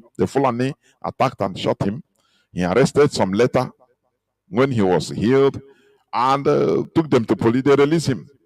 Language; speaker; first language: English; non-native, local second language; Igbo